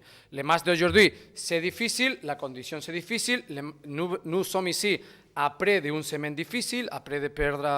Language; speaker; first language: French; non-native, fluent; Spanish